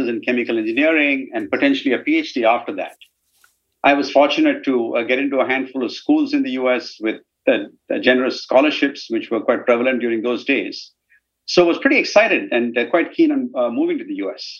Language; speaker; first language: English; non-native, local second language; Tamil